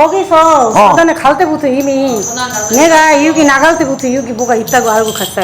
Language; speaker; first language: Korean; non-native, fluent; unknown